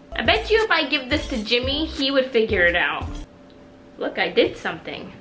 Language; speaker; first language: English; native; English